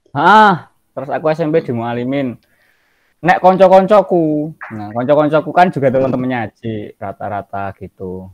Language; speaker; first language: Indonesian; native; Indonesian